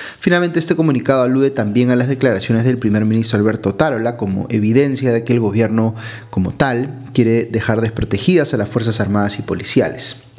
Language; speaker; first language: Spanish; native; Spanish